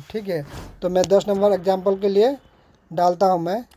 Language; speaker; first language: Hindi; native; Hindi